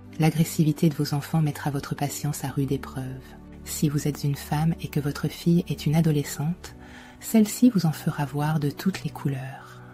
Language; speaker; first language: French; native; French